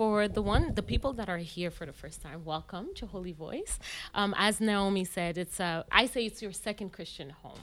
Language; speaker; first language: English; native; English